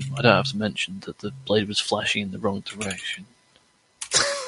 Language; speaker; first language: English; native; English